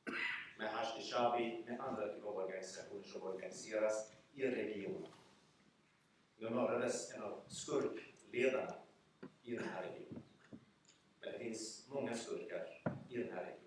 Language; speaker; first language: Swedish; early bilingual, other home language; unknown